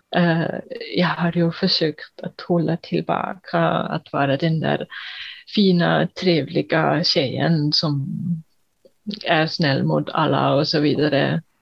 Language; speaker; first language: Swedish; non-native, fluent; German